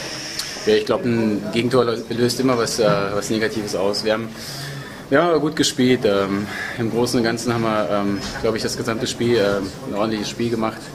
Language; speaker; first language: German; native; German